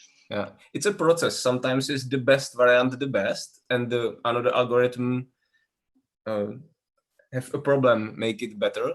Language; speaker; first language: English; non-native, learner; Czech